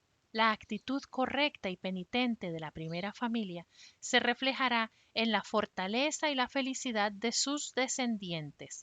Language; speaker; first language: Spanish; native; Spanish